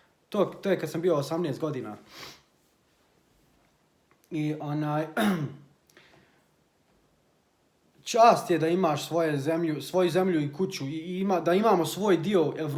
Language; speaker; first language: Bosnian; early bilingual, heritage; Bosnian